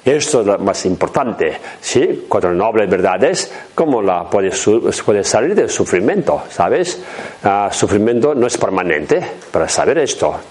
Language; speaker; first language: Spanish; non-native, learner; Chinese